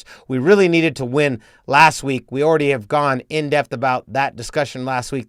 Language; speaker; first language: English; native; English